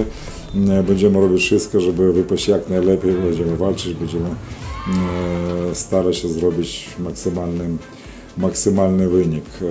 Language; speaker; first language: Polish; non-native, fluent; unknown